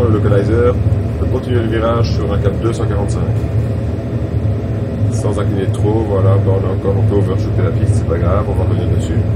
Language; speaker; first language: French; native; French